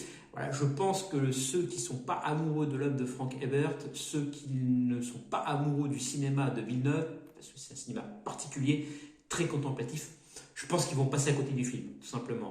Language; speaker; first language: French; native; French